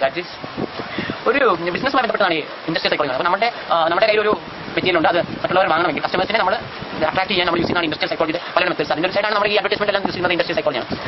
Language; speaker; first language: Malayalam; non-native, local second language; Hindi